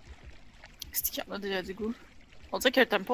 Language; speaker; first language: French; native; French